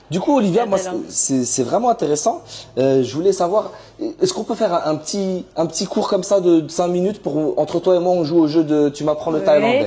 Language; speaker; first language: French; native; French